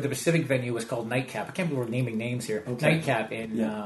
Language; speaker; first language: English; native; English